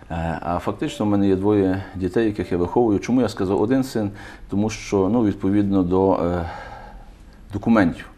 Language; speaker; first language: Ukrainian; native; Ukrainian